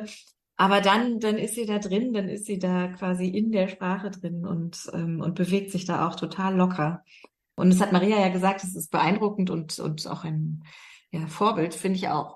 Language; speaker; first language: German; native; German